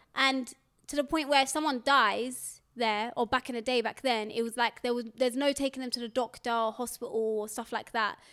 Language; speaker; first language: English; early bilingual, other home language; Arabic